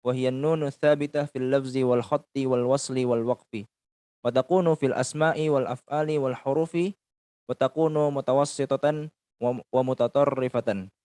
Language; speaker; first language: Arabic; non-native, learner; Indonesian